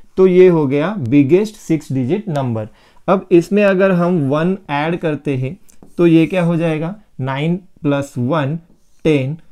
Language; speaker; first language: Hindi; non-native, local second language; Marathi